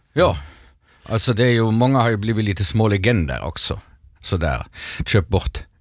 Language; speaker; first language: Swedish; non-native, fluent; German